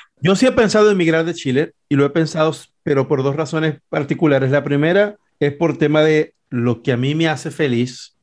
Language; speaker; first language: Spanish; native; Spanish